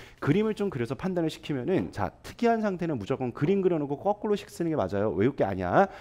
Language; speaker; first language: Korean; native; Korean